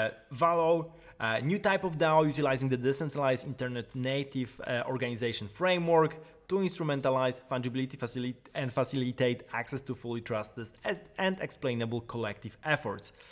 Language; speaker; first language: English; non-native, fluent; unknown